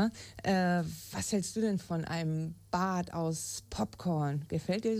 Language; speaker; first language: German; native; German